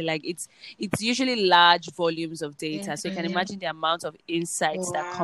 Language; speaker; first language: English; non-native, local second language; Igbo